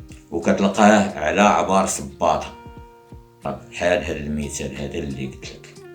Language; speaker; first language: Arabic; native; Arabic